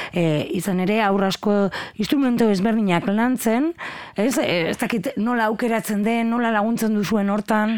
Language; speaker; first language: Basque; native; Basque